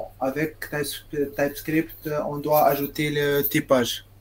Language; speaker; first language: French; non-native, local second language; Arabic